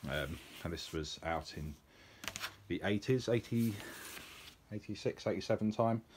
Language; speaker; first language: English; native; English